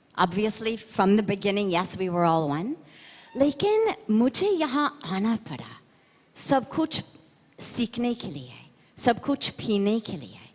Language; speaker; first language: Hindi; non-native, fluent; English